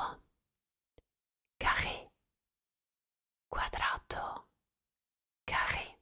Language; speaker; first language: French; non-native, fluent; Italian